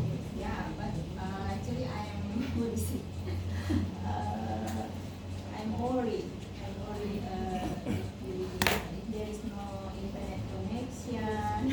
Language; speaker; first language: English; non-native, fluent; Indonesian